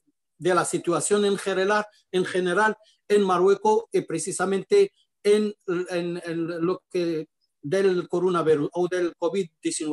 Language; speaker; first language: Spanish; non-native, fluent; Arabic